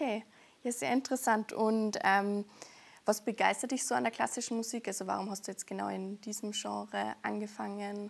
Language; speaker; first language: German; native; German